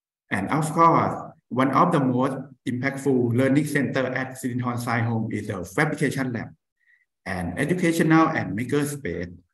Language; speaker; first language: English; non-native, fluent; Thai